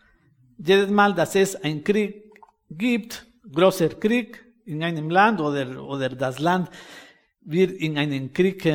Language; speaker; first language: German; non-native, fluent; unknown